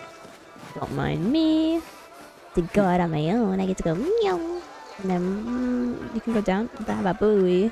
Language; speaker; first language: English; native; English